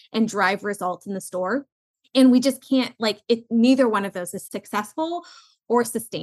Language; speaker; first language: English; native; English